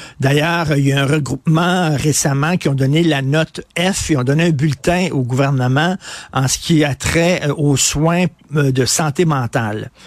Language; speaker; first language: French; native; French